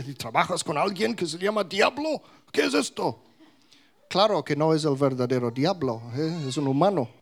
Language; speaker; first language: Spanish; non-native, fluent; English